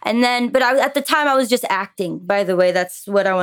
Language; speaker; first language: English; early bilingual, other home language; French